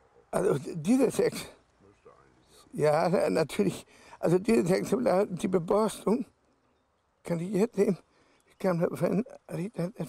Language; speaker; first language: German; native; German